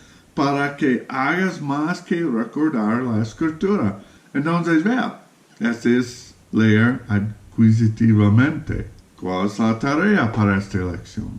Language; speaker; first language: Spanish; non-native, fluent; English